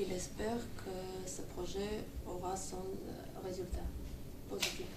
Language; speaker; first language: French; non-native, fluent; Armenian